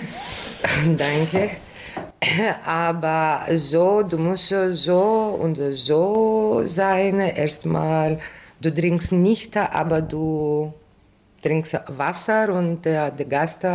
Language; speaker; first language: German; non-native, fluent; Greek